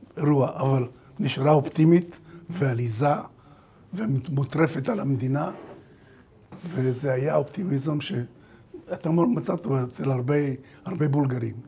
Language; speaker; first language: Hebrew; early bilingual, other home language; Bulgarian